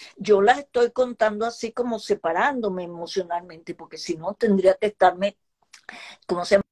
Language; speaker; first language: Spanish; early bilingual, other home language; Hebrew